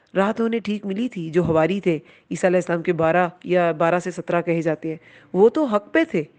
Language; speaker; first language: Urdu; native; Urdu